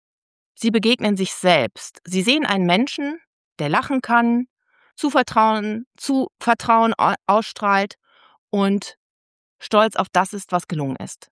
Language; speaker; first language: German; native; German